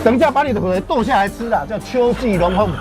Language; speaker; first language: Chinese; native; Chinese